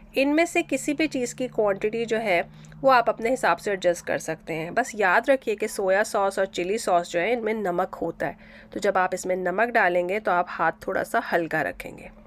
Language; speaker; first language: Urdu; native; Urdu